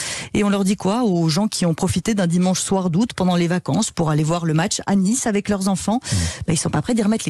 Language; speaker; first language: French; native; French